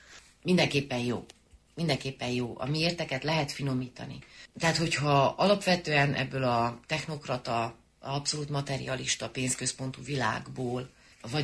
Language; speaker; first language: Hungarian; native; Hungarian